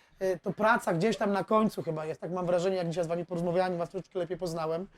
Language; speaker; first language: Polish; native; Polish